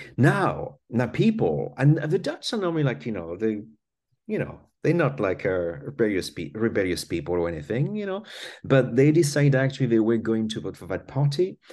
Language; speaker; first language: English; non-native, fluent; French